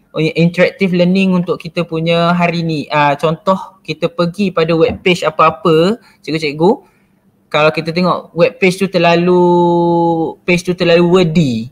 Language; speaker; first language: Malay; native; Malay